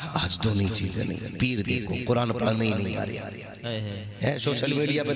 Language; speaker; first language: Hindi; native; Hindi